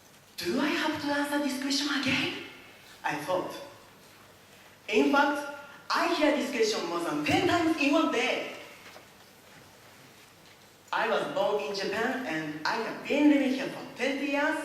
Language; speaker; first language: English; non-native, learner; Japanese